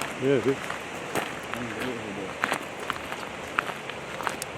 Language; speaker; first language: English; native; English